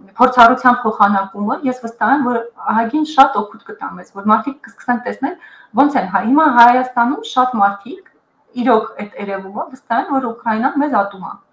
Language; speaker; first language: Armenian; early bilingual, heritage; Armenian